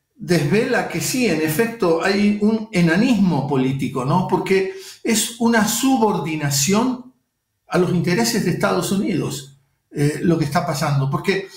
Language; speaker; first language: Spanish; native; Spanish